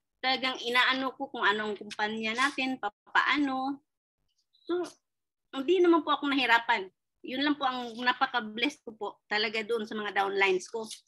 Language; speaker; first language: Filipino; non-native, local second language; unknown